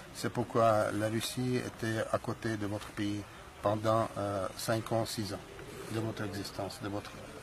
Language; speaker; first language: French; non-native, learner; Russian